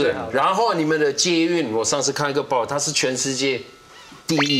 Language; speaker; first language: Chinese; non-native, fluent; German